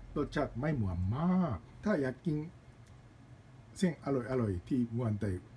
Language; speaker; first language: Thai; non-native, learner; Japanese